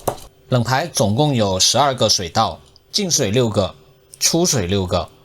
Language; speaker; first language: Chinese; native; Chinese